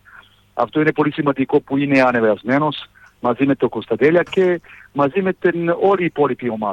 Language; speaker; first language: Greek; non-native, fluent; Serbian